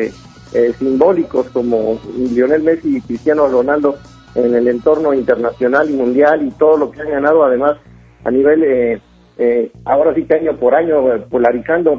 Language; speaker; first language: Spanish; native; Spanish